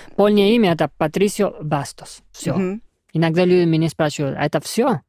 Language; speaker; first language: Russian; non-native, fluent; Spanish